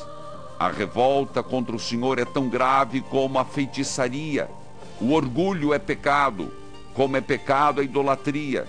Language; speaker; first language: Portuguese; native; Portuguese